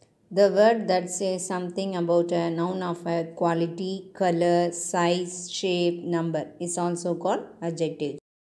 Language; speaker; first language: English; non-native, local second language; Tamil